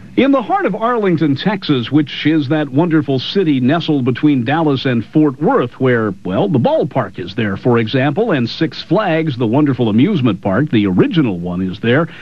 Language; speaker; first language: English; native; English